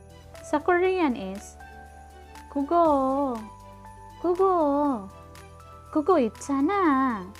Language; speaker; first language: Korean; non-native, learner; Filipino